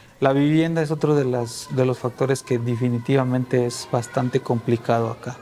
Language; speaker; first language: Spanish; native; Spanish